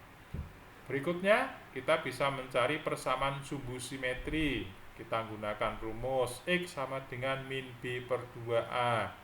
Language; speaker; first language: Indonesian; native; Indonesian